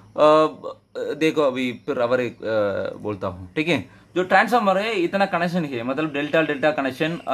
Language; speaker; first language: Hindi; non-native, local second language; Tamil